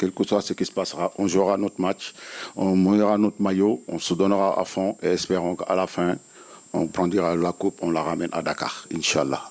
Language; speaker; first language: French; non-native, local second language; Wolof